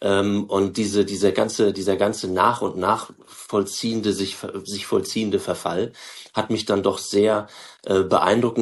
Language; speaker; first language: German; native; German